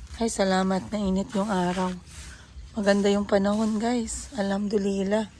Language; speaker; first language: Filipino; non-native, local second language; Cebuano